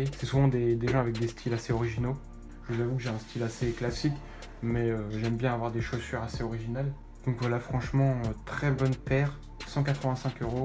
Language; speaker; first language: French; native; French